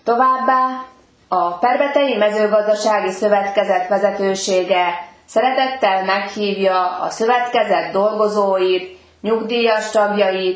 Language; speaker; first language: Hungarian; native; Hungarian